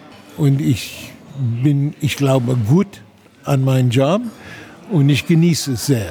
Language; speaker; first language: German; non-native, fluent; English